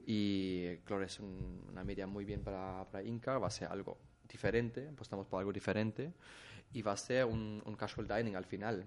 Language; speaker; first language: Spanish; non-native, fluent; German